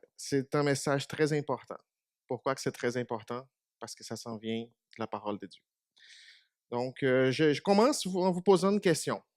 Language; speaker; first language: French; non-native, fluent; Portuguese